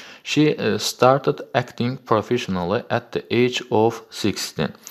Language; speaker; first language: English; non-native, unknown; Azerbaijani